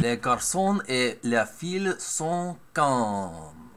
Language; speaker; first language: French; non-native, learner; English